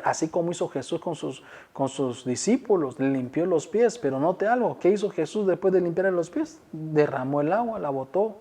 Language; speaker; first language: Spanish; native; Spanish